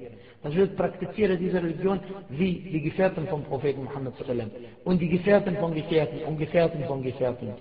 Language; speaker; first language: German; non-native, fluent; Arabic